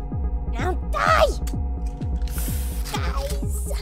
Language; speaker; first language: English; native; English